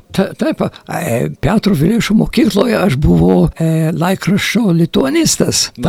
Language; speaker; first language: Lithuanian; non-native, local second language; Yiddish